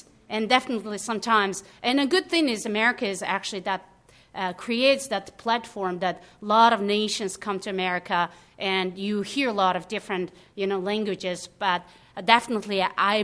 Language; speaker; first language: English; non-native, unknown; Mongolian